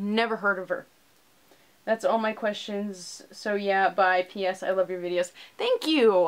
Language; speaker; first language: English; native; English